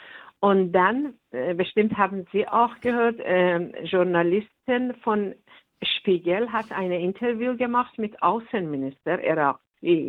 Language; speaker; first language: German; non-native, fluent; Persian